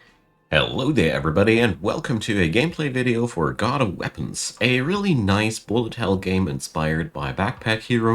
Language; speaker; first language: English; non-native, fluent; German